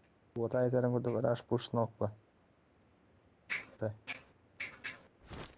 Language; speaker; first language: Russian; non-native, local second language; Yakut